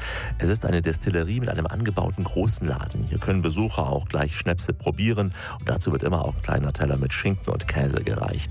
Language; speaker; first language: German; native; German